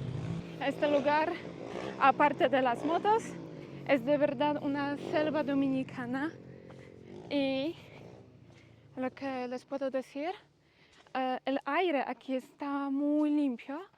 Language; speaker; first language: Spanish; non-native, learner; Polish